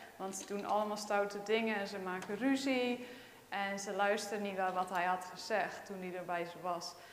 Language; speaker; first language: Dutch; native; Dutch